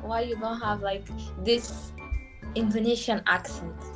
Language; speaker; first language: English; non-native, learner; Arabic